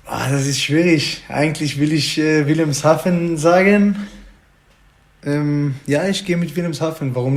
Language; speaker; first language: German; non-native, fluent; Hebrew